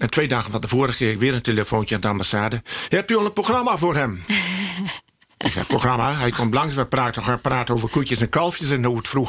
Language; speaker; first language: Dutch; native; Dutch